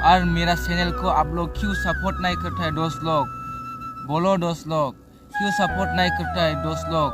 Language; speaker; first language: Hindi; non-native, local second language; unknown